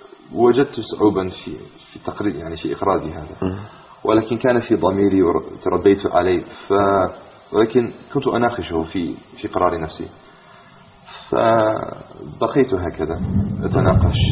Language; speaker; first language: Arabic; non-native, fluent; English